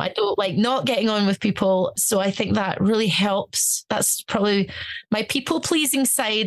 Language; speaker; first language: English; native; English